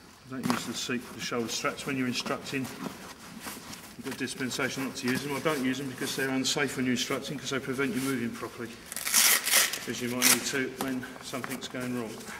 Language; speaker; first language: English; native; English